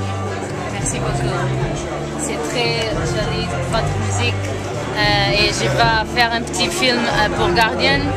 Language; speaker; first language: French; non-native, learner; Portuguese